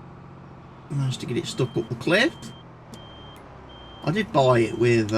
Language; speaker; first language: English; native; English